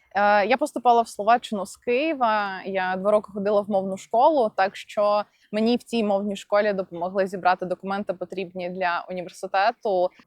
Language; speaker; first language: Ukrainian; non-native, local second language; Russian